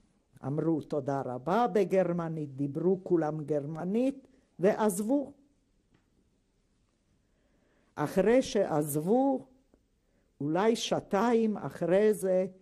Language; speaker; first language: Hebrew; non-native, fluent; Hungarian